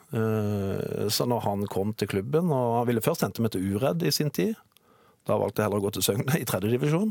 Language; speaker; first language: Norwegian; native; Norwegian